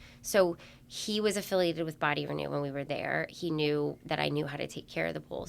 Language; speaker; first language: English; native; English